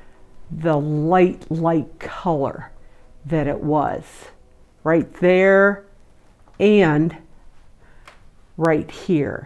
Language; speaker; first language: English; native; English